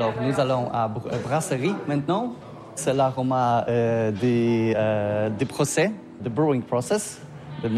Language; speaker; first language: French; non-native, learner; Polish